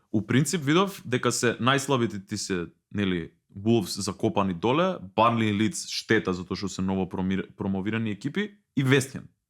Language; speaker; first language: Macedonian; native; Macedonian